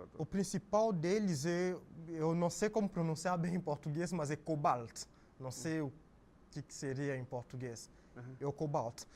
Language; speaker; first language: Portuguese; non-native, fluent; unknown